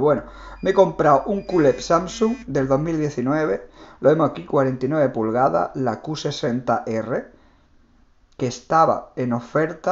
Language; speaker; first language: Spanish; native; Spanish